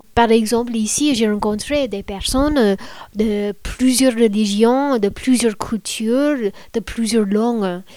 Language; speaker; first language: French; non-native, fluent; English